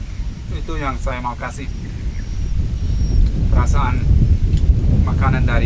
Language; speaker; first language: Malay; non-native, fluent; English